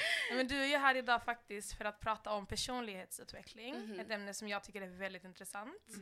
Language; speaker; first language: Swedish; native; Swedish